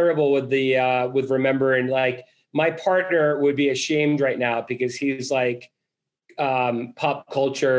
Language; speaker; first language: English; native; English